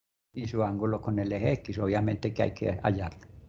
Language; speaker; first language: Spanish; native; Spanish